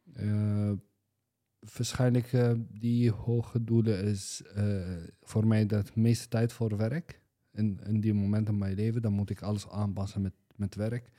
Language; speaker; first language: Dutch; non-native, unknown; Arabic